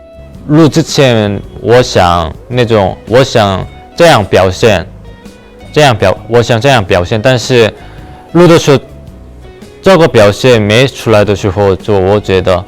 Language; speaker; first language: Chinese; non-native, learner; Korean